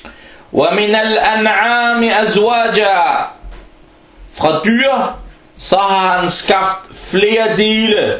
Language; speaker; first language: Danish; non-native, fluent; Arabic